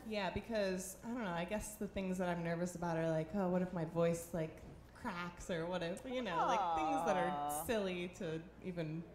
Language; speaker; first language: English; native; English